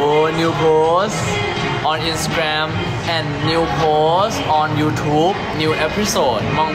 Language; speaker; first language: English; non-native, learner; Thai